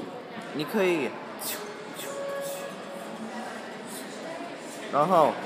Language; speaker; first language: Chinese; non-native, learner; English